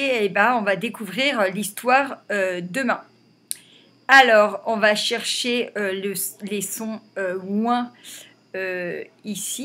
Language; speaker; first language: French; native; French